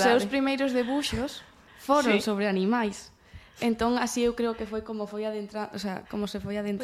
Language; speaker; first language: Galician; native; Galician